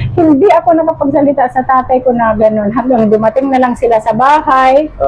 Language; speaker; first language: Filipino; non-native, local second language; Waray